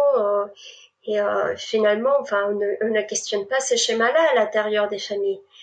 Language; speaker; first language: French; non-native, fluent; Spanish